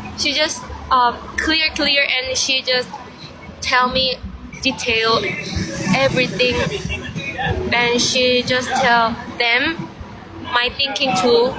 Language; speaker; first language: English; non-native, learner; Thai